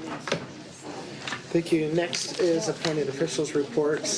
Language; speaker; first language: English; native; English